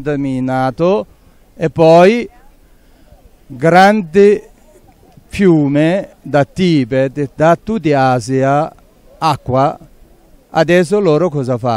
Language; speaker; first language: Italian; non-native, learner; Tibetan